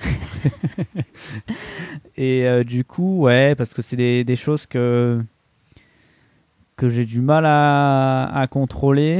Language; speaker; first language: French; native; French